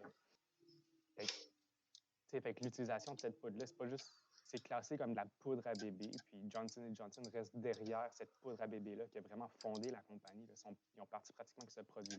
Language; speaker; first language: French; native; French